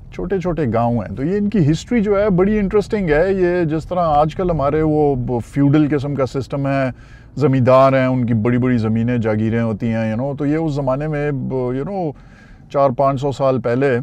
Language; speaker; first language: Urdu; non-native, local second language; Pashto